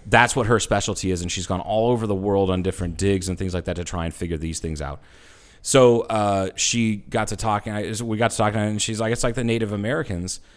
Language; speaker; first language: English; native; English